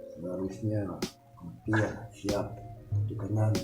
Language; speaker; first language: Indonesian; non-native, learner; French